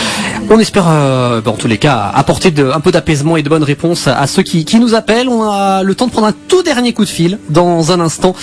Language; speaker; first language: French; native; French